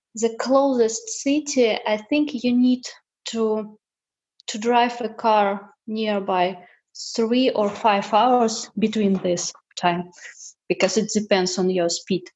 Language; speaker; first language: English; non-native, learner; Russian